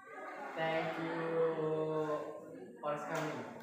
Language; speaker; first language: English; non-native, learner; Indonesian